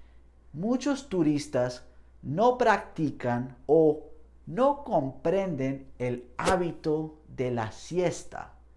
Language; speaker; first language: Spanish; non-native, fluent; English